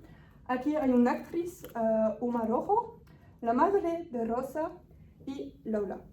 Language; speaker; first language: Spanish; non-native, fluent; French